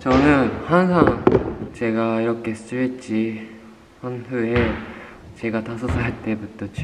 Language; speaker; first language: Korean; non-native, fluent; Japanese